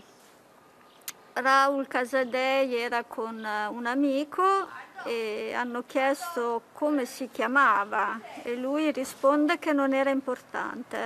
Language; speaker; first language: Italian; native; Italian